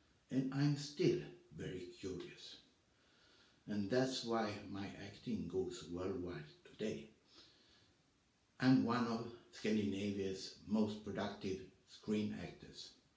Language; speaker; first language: English; non-native, fluent; Swedish